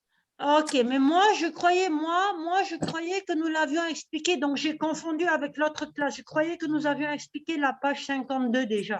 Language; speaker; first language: French; non-native, local second language; Arabic